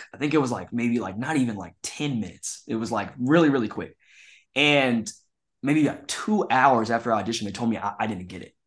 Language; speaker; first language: English; native; English